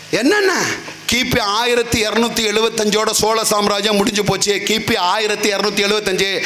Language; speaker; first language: Tamil; native; Tamil